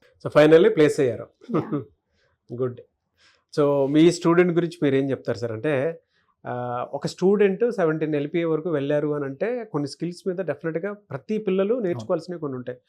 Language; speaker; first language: Telugu; native; Telugu